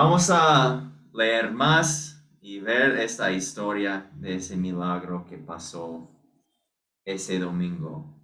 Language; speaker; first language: Spanish; non-native, fluent; English